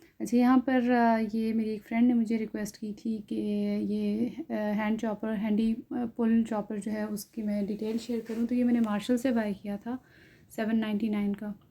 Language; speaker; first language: Urdu; native; Urdu